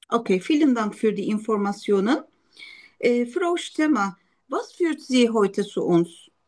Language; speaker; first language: German; non-native, learner; Turkish